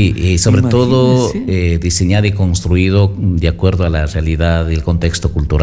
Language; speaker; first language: Spanish; native; Spanish